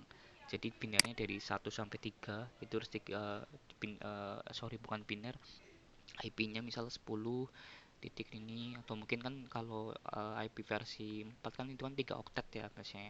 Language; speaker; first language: Indonesian; native; Indonesian